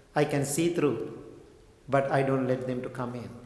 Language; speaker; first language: English; non-native, local second language; Sinhala